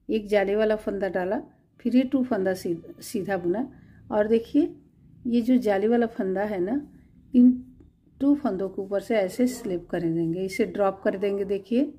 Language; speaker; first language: Hindi; native; Hindi